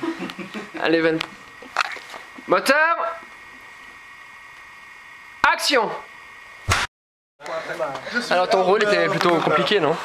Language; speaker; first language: French; native; French